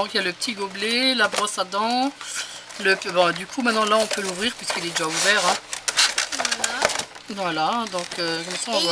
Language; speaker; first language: French; native; French